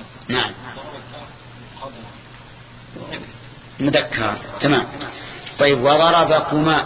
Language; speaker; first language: Arabic; native; Arabic